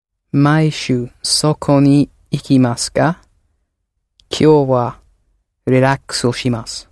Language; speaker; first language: Japanese; non-native, learner; English